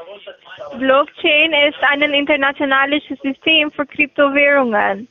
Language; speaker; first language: German; non-native, learner; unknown